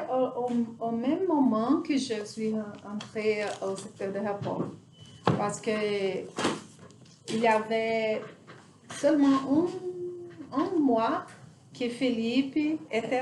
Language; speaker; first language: French; non-native, learner; Portuguese